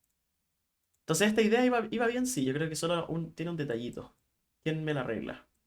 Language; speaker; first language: Spanish; native; Spanish